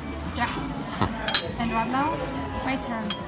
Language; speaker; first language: English; non-native, learner; Indonesian